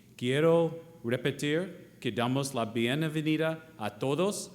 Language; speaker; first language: Spanish; non-native, learner; English